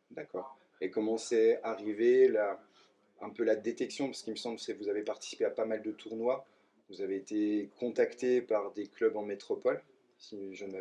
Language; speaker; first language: French; native; French